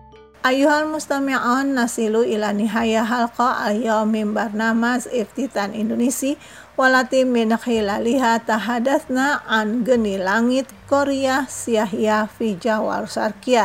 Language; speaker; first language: Arabic; non-native, fluent; Indonesian